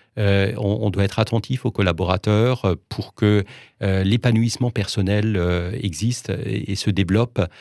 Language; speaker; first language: French; non-native, local second language; Swiss German